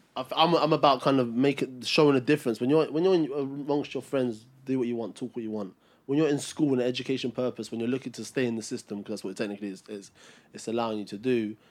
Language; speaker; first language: English; early bilingual, other home language; Albanian